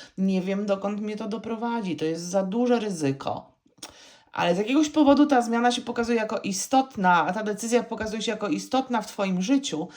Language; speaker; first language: Polish; native; Polish